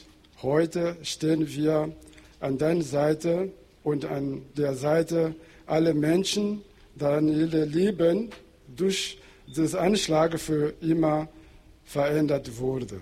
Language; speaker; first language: German; non-native, fluent; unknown